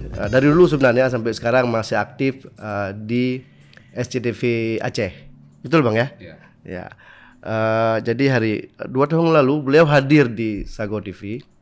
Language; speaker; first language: Indonesian; non-native, local second language; Achinese